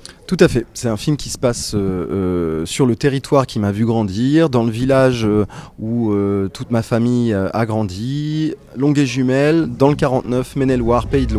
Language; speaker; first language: French; native; French